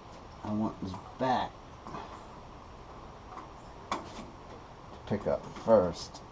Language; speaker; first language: English; native; English